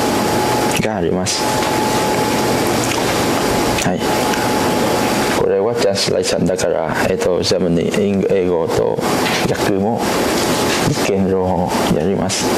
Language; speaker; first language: Japanese; non-native, learner; Cantonese